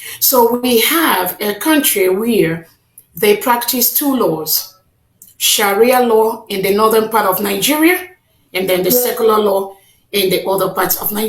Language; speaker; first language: English; non-native, local second language; Igbo